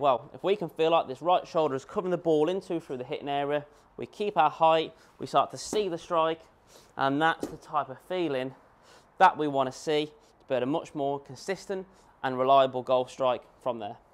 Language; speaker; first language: English; native; English